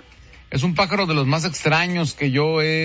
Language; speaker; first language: Spanish; native; Spanish